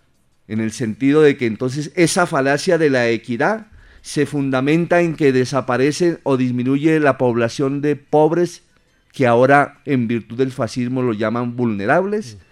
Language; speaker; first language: Spanish; native; Spanish